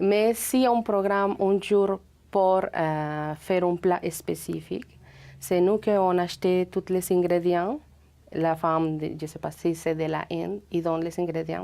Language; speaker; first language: French; non-native, fluent; Spanish